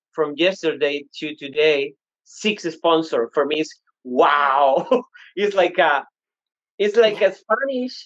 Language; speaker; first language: English; non-native, learner; Spanish